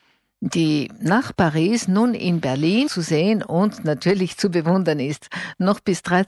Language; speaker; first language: German; native; German